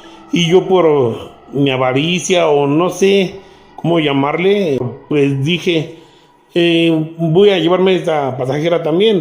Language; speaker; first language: Spanish; native; Spanish